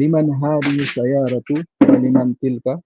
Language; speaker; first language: Arabic; non-native, learner; Filipino